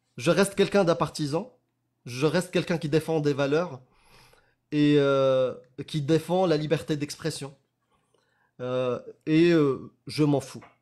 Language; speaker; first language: French; non-native, local second language; Arabic